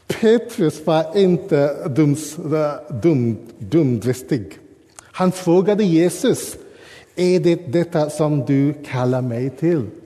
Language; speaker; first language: Swedish; non-native, fluent; English